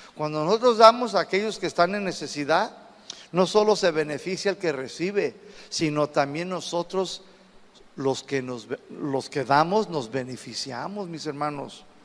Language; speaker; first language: Spanish; early bilingual, heritage; Spanish